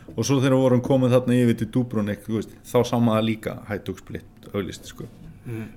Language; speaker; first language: Icelandic; native; Icelandic